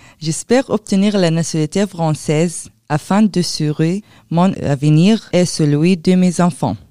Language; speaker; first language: French; non-native, learner; Arabic